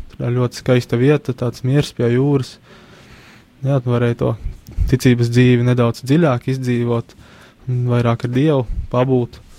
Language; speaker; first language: Latvian; native; Latvian